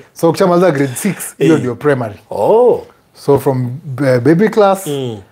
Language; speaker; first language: Swahili; native; Swahili